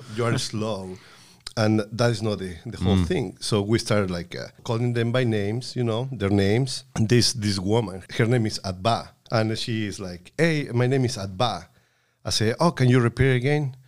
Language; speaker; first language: English; non-native, fluent; Spanish